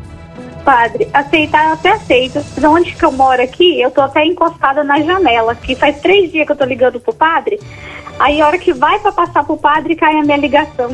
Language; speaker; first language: Portuguese; native; Portuguese